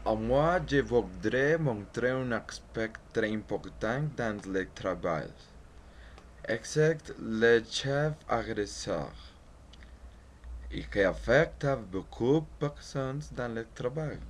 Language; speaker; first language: French; non-native, learner; Spanish